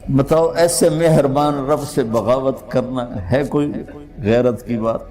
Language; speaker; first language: Urdu; non-native, local second language; Punjabi